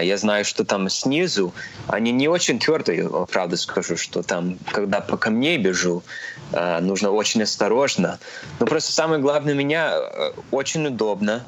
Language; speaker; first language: Russian; early bilingual, heritage; Russian